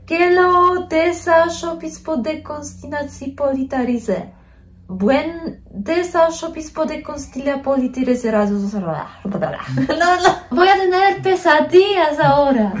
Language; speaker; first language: Spanish; non-native, fluent; Polish